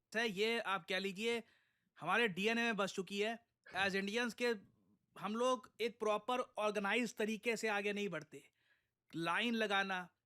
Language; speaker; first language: Hindi; native; Hindi